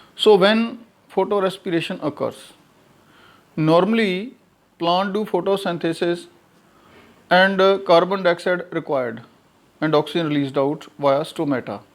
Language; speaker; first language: English; non-native, local second language; Punjabi